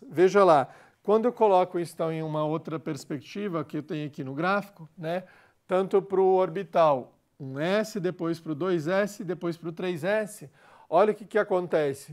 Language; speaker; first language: Portuguese; native; Portuguese